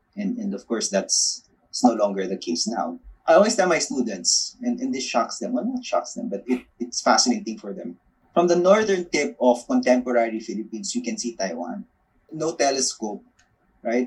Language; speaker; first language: English; non-native, local second language; Filipino